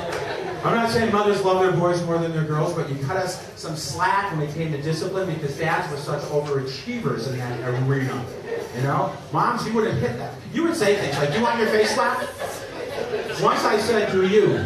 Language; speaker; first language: English; native; English